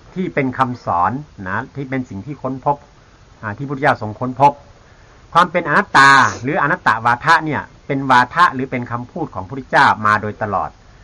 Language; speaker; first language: Thai; native; Thai